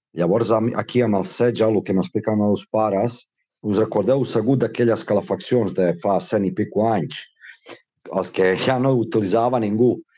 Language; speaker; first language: Catalan; non-native, fluent; Bosnian